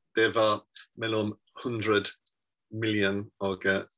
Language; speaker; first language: Norwegian; non-native, learner; English